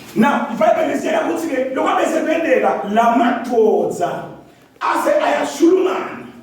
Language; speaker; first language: Zulu; non-native, local second language; Swati